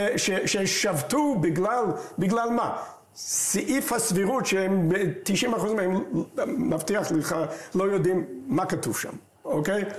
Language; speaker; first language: Hebrew; non-native, fluent; English